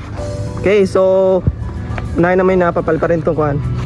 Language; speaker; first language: Filipino; native; Filipino